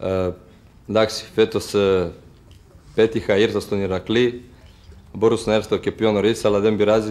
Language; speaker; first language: Greek; non-native, fluent; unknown